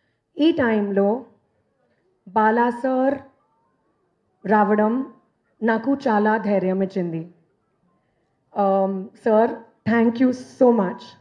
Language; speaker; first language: Telugu; non-native, learner; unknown